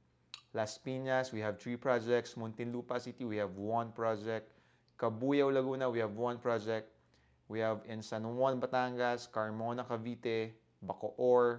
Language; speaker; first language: English; non-native, local second language; Filipino